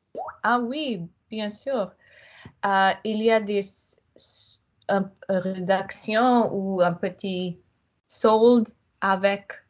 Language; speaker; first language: French; non-native, learner; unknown